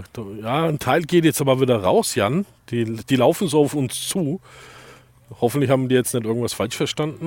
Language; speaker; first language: German; native; German